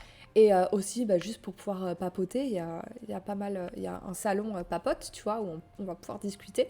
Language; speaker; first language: French; native; French